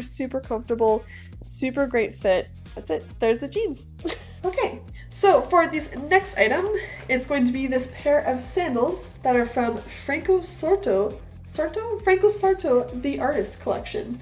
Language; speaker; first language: English; native; English